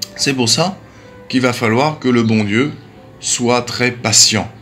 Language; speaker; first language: French; native; French